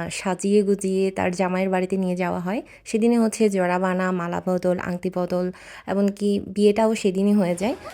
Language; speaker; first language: Bangla; non-native, local second language; Chakma